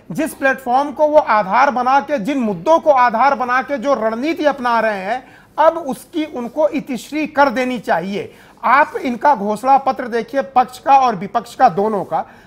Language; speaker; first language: Hindi; native; Hindi